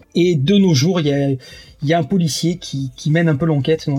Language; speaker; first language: French; native; French